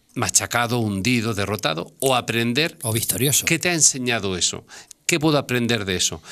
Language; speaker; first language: Spanish; native; Spanish